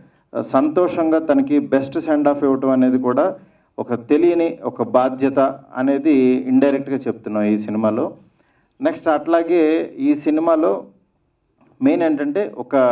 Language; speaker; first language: Telugu; native; Telugu